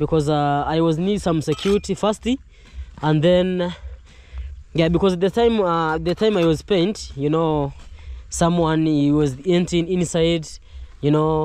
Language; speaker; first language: English; non-native, learner; Swahili